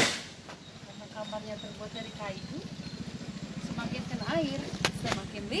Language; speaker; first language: Indonesian; non-native, local second language; Sundanese